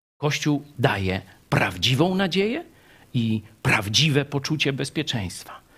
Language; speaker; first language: Polish; native; Polish